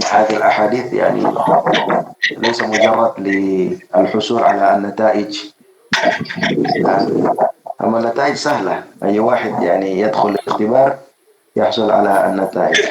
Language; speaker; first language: Arabic; non-native, fluent; Indonesian